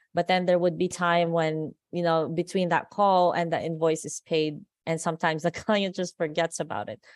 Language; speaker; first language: English; non-native, local second language; Filipino